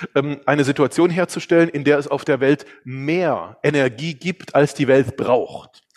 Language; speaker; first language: German; early bilingual, other home language; Hungarian